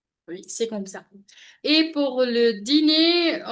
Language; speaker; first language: French; non-native, learner; Punjabi